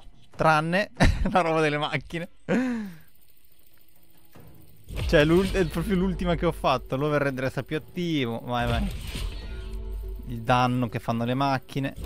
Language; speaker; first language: Italian; native; Italian